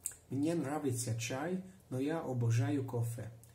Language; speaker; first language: Russian; non-native, learner; Hungarian